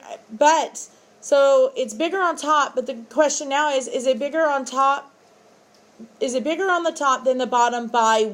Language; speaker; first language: English; native; English